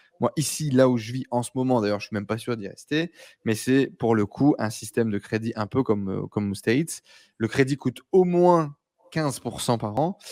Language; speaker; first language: French; native; French